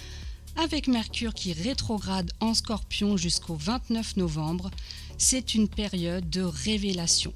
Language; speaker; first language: French; native; French